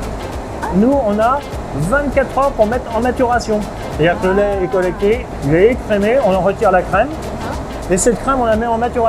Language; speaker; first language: French; native; French